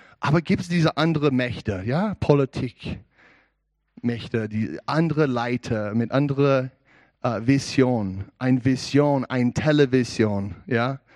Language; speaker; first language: German; non-native, learner; English